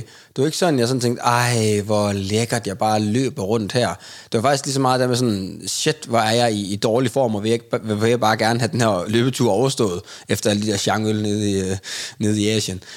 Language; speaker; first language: Danish; native; Danish